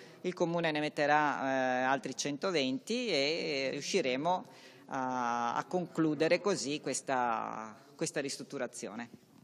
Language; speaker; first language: Italian; native; Italian